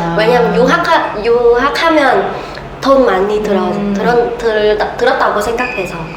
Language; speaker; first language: Korean; non-native, learner; Vietnamese